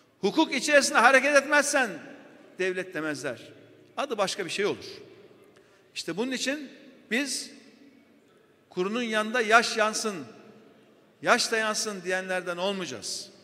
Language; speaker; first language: Turkish; native; Turkish